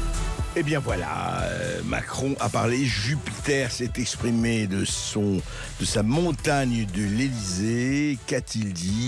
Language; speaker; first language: French; native; French